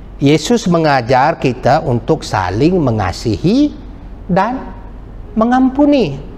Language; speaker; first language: Malay; non-native, local second language; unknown